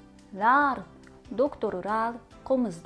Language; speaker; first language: Kyrgyz; non-native, learner; Japanese